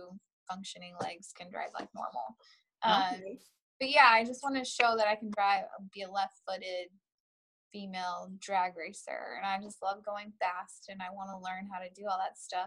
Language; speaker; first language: English; native; English